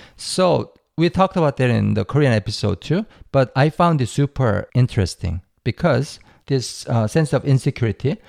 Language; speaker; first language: English; non-native, fluent; Korean